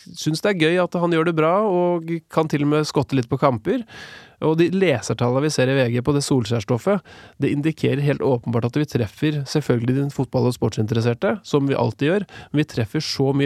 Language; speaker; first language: Norwegian; native; Norwegian